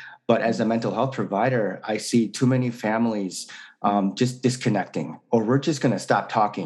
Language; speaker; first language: English; native; English